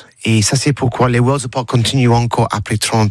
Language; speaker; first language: French; non-native, learner; English